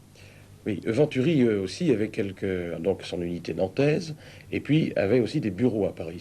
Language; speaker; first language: French; native; French